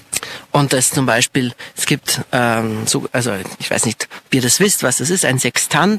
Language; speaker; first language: German; native; German